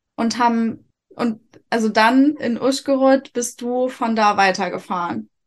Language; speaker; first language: German; native; German